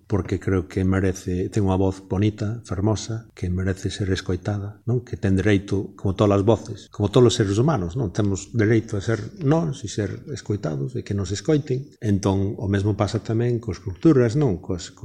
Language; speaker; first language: Galician; non-native, fluent; English